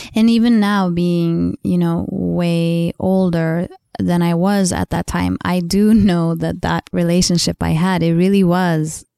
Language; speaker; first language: English; non-native, fluent; Swedish